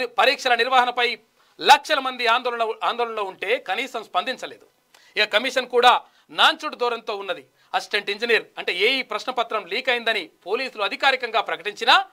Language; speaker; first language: Telugu; native; Telugu